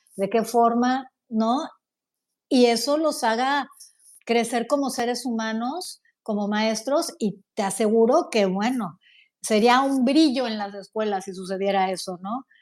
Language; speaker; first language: Spanish; native; Spanish